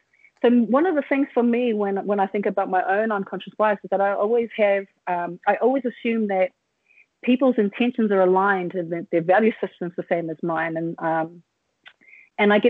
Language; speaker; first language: English; native; English